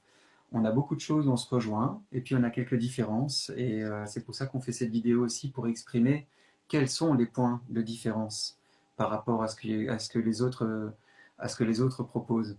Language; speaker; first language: French; native; French